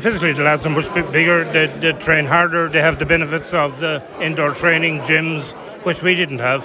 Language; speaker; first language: English; native; English